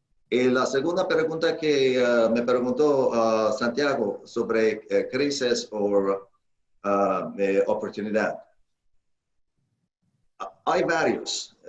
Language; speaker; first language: Spanish; non-native, learner; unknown